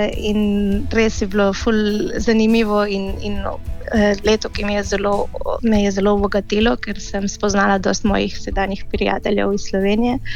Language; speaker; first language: Slovenian; early bilingual, heritage; Catalan